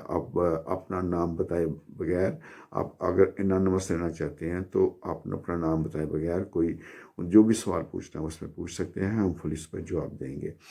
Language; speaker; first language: Urdu; non-native, local second language; Punjabi